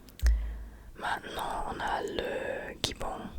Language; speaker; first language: French; non-native, fluent; German